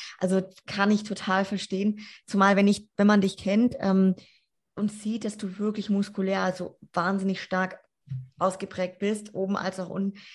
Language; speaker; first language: German; native; German